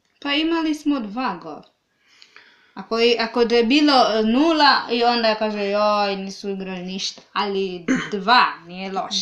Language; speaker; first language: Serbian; non-native, learner; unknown